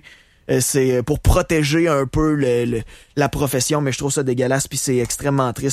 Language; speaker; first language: French; native; French